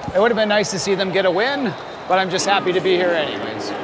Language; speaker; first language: English; native; English